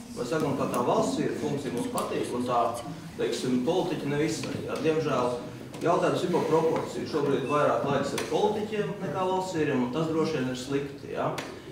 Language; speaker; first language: Latvian; non-native, local second language; Russian